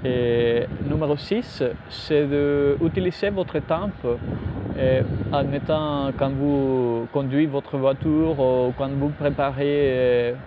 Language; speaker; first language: French; non-native, fluent; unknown